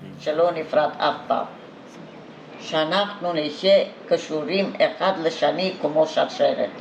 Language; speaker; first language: Hebrew; non-native, fluent; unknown